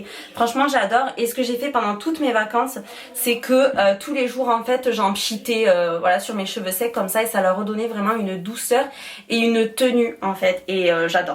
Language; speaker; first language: French; native; French